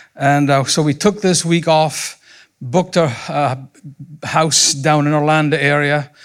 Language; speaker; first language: English; native; English